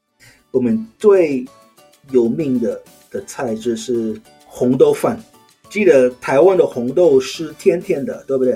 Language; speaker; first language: Chinese; non-native, fluent; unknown